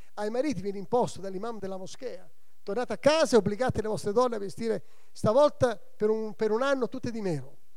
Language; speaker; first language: Italian; native; Italian